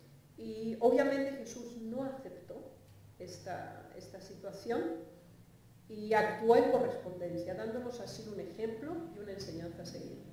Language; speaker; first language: Spanish; native; Spanish